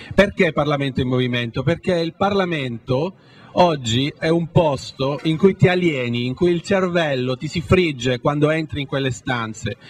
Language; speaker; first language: Italian; native; Italian